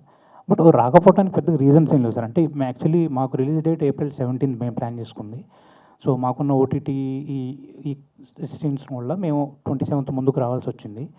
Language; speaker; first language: Telugu; native; Telugu